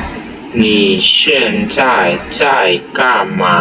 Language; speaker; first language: Chinese; non-native, learner; Khmer